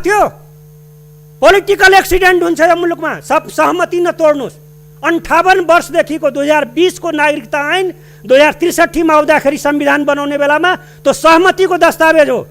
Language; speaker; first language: Nepali; non-native, local second language; Maithili